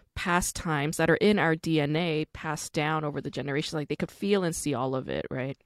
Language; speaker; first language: English; non-native, fluent; Korean